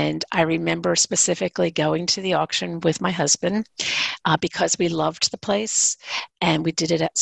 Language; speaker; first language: English; native; English